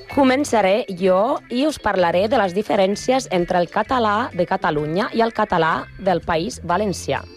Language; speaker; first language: Catalan; non-native, learner; Spanish